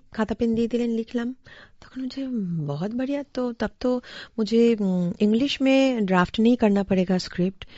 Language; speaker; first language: Hindi; non-native, local second language; Bangla